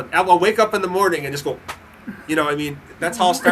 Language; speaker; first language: English; native; English